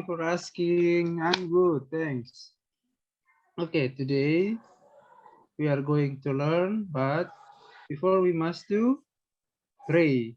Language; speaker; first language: English; non-native, learner; Indonesian